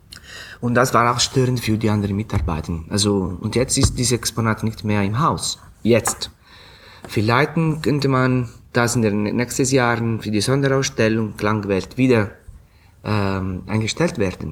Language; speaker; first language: German; non-native, fluent; Italian